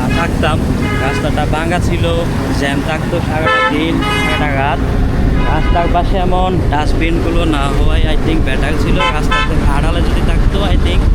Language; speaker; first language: Bangla; native; Bangla